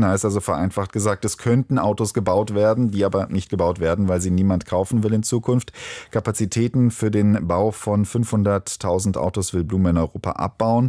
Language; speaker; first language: German; native; German